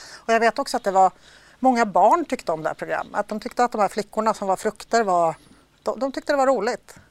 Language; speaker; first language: Swedish; early bilingual, other home language; Polish